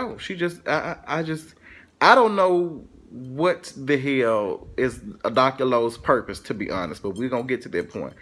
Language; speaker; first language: English; native; English